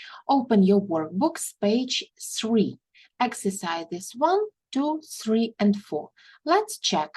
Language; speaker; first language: English; non-native, fluent; Ukrainian